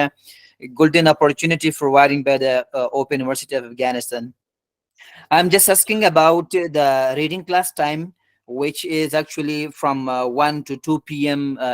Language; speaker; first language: English; non-native, fluent; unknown